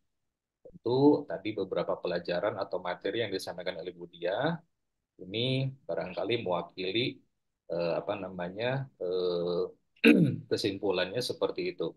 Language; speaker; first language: Indonesian; native; Indonesian